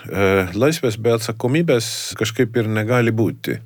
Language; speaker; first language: Lithuanian; non-native, fluent; Estonian